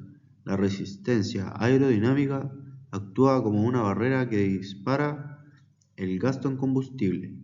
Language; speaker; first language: Spanish; native; Spanish